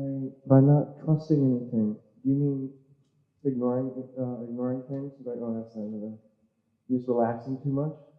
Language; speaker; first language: English; native; English